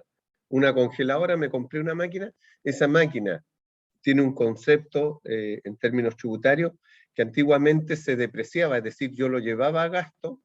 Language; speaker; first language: Spanish; native; Spanish